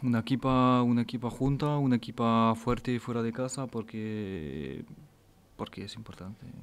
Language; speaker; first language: Spanish; non-native, fluent; French